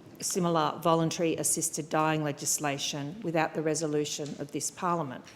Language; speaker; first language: English; native; English